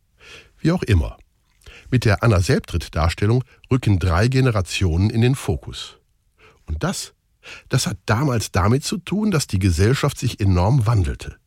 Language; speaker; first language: German; native; German